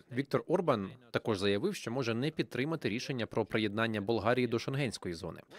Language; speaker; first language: Ukrainian; native; Ukrainian